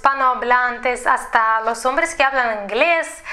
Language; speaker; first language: Spanish; non-native, fluent; Russian